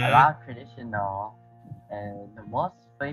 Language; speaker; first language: English; non-native, learner; Vietnamese